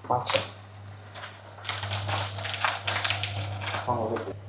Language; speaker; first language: Chinese; native; Chinese